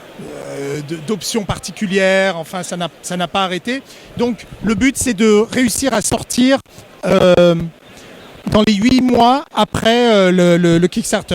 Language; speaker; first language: French; native; French